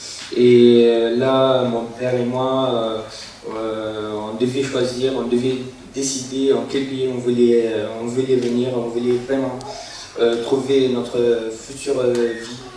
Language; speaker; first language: French; non-native, fluent; Arabic